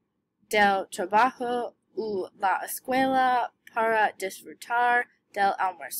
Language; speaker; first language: Spanish; non-native, learner; English